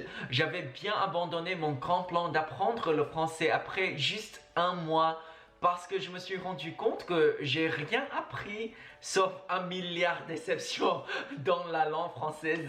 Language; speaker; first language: French; non-native, fluent; Chinese